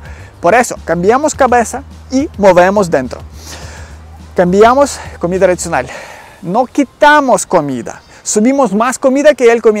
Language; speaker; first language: Spanish; non-native, learner; Ukrainian